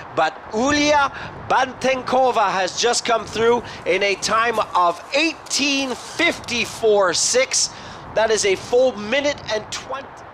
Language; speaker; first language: English; native; English